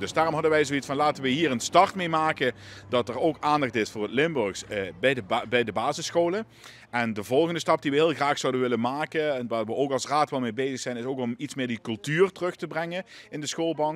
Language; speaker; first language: Dutch; native; Dutch